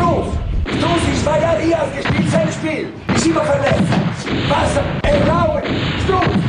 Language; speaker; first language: German; non-native, learner; Italian